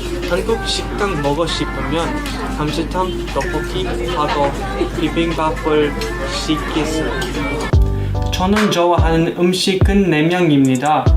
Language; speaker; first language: Korean; early bilingual, heritage; English